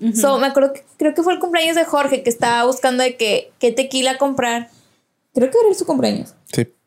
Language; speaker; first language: Spanish; early bilingual, heritage; Spanish